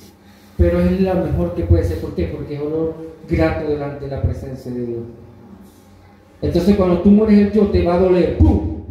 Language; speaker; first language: Spanish; native; Spanish